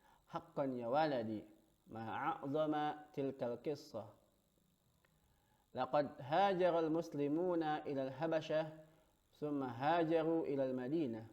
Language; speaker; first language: Arabic; non-native, fluent; Indonesian